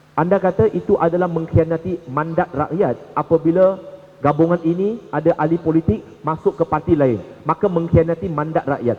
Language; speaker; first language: Malay; non-native, local second language; Chinese